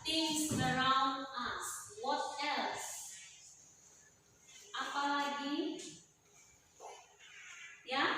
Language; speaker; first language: English; non-native, learner; Indonesian